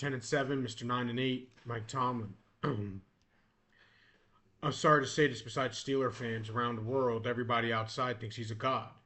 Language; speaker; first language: English; native; English